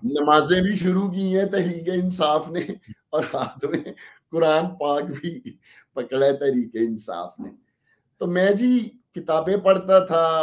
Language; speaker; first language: Urdu; non-native, local second language; Punjabi